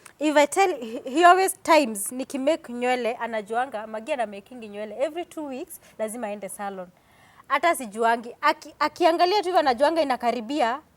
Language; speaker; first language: Swahili; native; Swahili